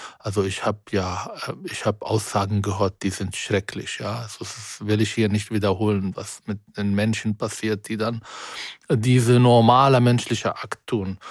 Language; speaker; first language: German; non-native, fluent; Arabic